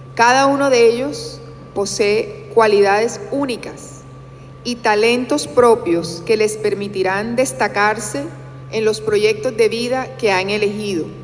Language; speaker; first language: Spanish; native; Spanish